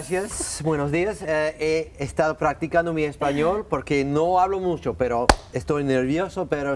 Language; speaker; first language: Spanish; non-native, learner; English